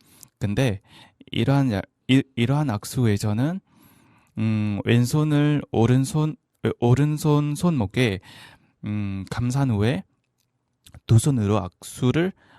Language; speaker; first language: Korean; non-native, fluent; Vietnamese